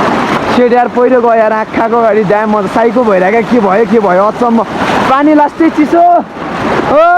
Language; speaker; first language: Nepali; native; Nepali